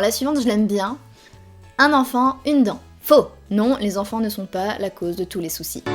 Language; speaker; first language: French; native; French